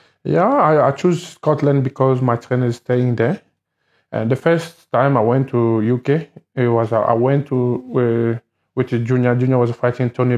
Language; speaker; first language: English; non-native, learner; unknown